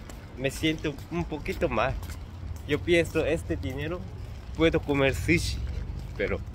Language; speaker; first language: Spanish; non-native, learner; Korean